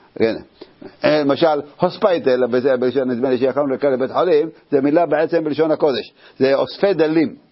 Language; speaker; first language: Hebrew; native; Hebrew